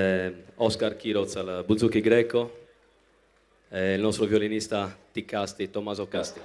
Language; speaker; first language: Italian; native; Italian